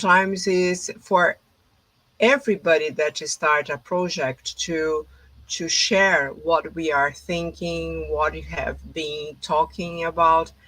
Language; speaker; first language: English; non-native, fluent; Portuguese